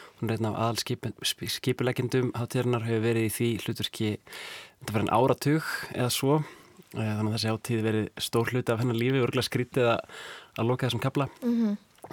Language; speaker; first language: Icelandic; native; Icelandic